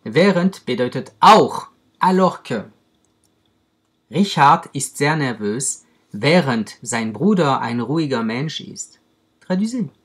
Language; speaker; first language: German; non-native, fluent; French